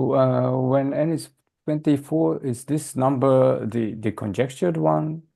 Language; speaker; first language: English; non-native, fluent; Japanese